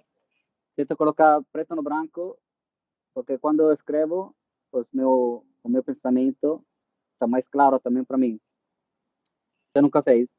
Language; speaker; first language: Portuguese; non-native, fluent; Italian